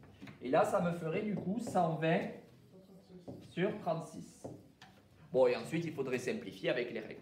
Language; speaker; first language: French; native; French